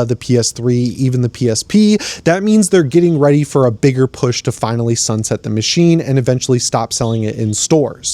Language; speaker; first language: English; native; English